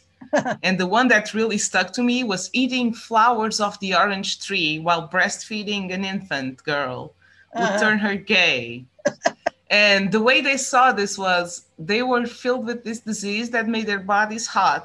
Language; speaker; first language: English; non-native, fluent; Portuguese